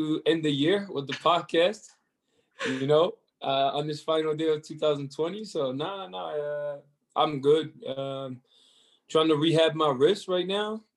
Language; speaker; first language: English; non-native, fluent; French